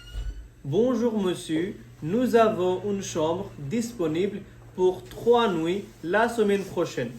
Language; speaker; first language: French; non-native, fluent; Bangla